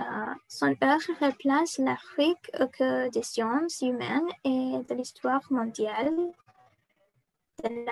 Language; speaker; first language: French; non-native, learner; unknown